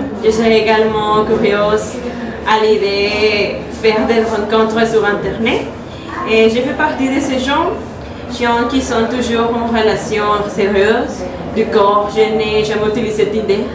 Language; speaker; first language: French; non-native, learner; Spanish